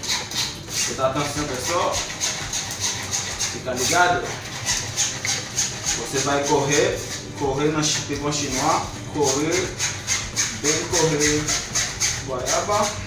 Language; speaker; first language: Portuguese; non-native, learner; Haitian Creole